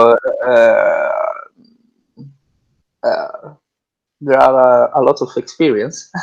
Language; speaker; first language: English; non-native, learner; Italian